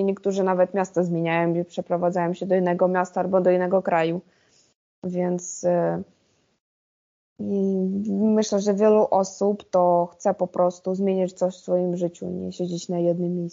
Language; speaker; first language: Polish; non-native, fluent; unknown